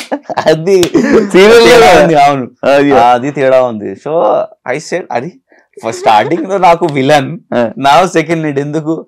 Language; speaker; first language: Telugu; non-native, local second language; Hindi